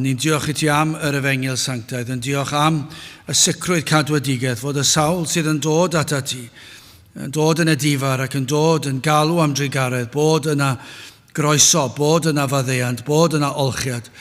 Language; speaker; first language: Welsh; native; Welsh